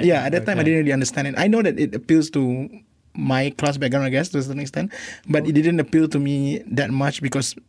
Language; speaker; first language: English; non-native, local second language; Malay